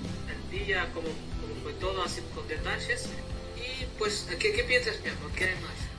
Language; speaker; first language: Spanish; non-native, fluent; Hindi